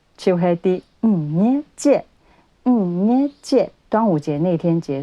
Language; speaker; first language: Chinese; native; Chinese